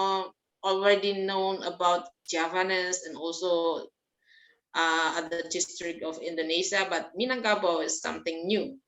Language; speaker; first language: English; non-native, fluent; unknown